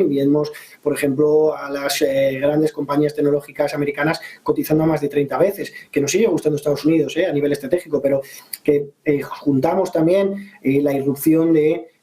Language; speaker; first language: Spanish; native; Spanish